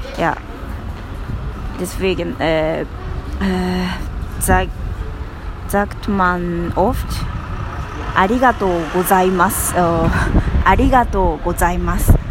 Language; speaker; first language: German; non-native, learner; Japanese